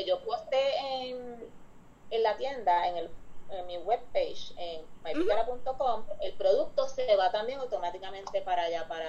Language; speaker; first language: Spanish; native; Spanish